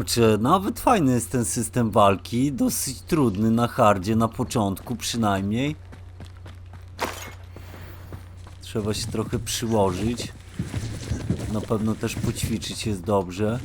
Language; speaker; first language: Polish; native; Polish